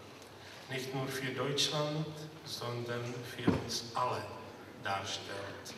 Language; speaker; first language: German; non-native, fluent; Czech